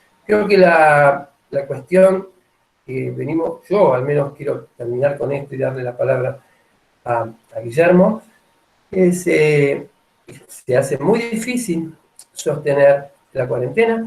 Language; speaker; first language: Spanish; native; Spanish